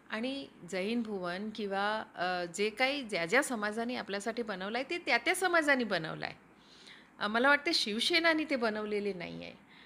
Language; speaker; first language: Marathi; non-native, local second language; Hindi